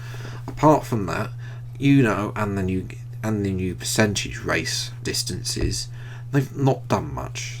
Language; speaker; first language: English; native; English